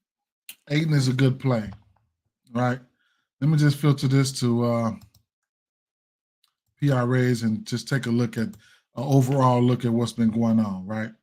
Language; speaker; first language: English; native; English